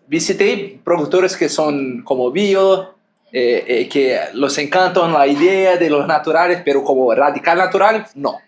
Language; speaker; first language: Spanish; non-native, fluent; Portuguese